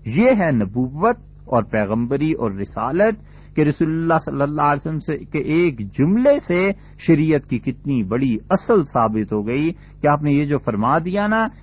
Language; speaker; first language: Urdu; non-native, local second language; Punjabi